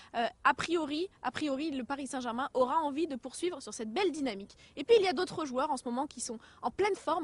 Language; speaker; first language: French; native; French